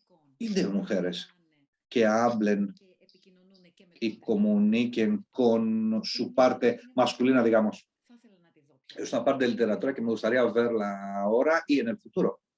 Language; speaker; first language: Spanish; non-native, fluent; Greek